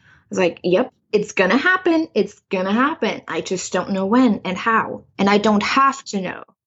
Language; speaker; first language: English; native; English